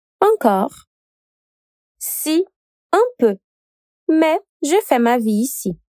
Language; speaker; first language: French; non-native, fluent; Portuguese